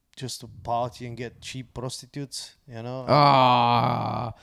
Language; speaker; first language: English; non-native, fluent; Bulgarian